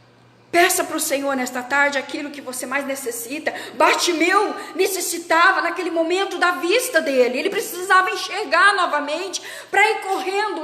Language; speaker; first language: Portuguese; native; Portuguese